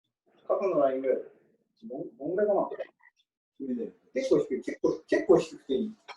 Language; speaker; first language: Japanese; native; Japanese